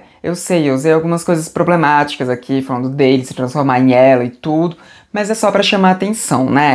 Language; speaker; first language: Portuguese; native; Portuguese